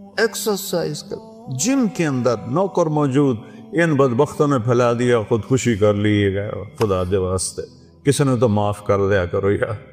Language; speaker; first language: Urdu; non-native, local second language; Punjabi